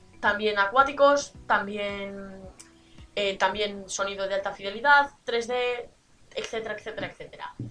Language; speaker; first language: Spanish; native; Spanish